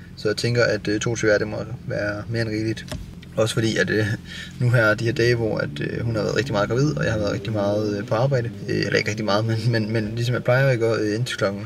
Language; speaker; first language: Danish; native; Danish